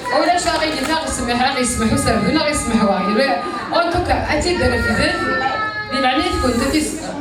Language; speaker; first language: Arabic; non-native, local second language; Kabyle